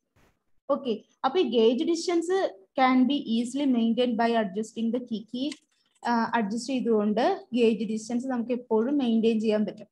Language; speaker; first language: Malayalam; native; Malayalam